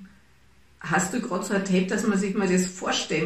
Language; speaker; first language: German; native; German